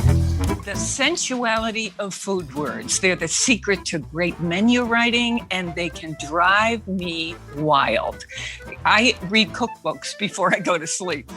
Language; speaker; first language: English; native; English